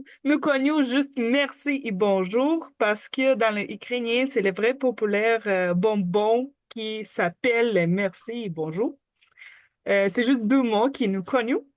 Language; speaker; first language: French; non-native, learner; Ukrainian